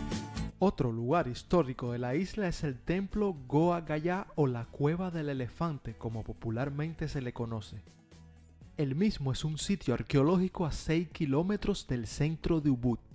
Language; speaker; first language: Spanish; native; Spanish